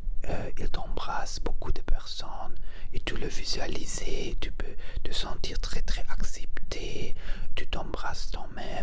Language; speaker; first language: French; non-native, learner; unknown